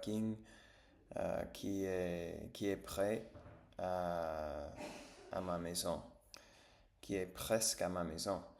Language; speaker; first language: French; non-native, learner; English